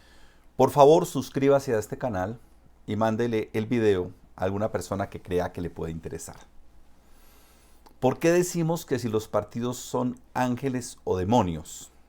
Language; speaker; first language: Spanish; native; Spanish